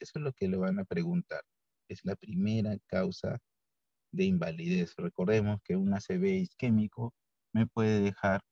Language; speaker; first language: Spanish; native; Spanish